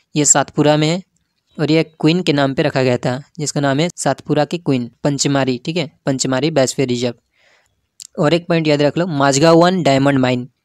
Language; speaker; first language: Hindi; non-native, local second language; Odia